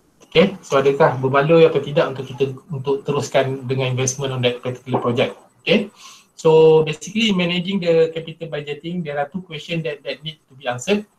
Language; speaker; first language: English; non-native, local second language; Malay